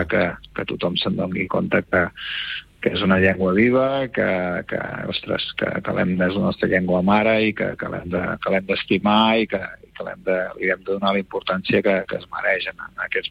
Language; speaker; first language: Catalan; native; Catalan